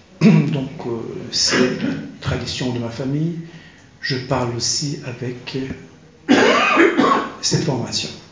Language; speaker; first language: French; non-native, fluent; Turkish